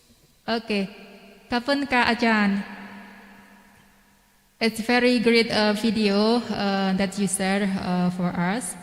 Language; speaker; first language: English; non-native, learner; Indonesian